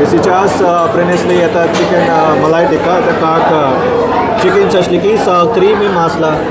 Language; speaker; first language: Russian; non-native, learner; Hindi